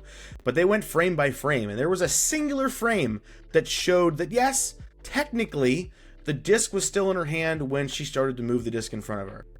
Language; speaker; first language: English; native; English